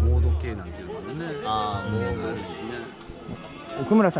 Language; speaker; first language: Japanese; native; Japanese